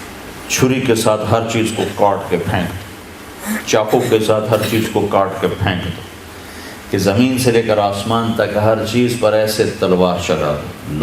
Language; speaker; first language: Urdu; non-native, local second language; Punjabi